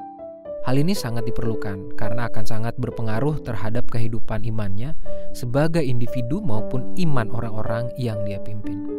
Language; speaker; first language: Indonesian; native; Indonesian